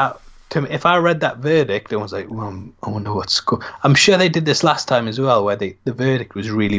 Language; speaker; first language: English; native; English